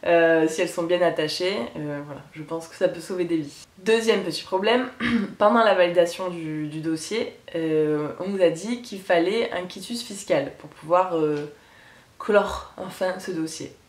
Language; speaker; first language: French; native; French